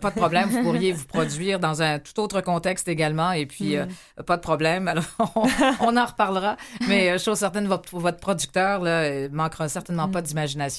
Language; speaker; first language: French; native; French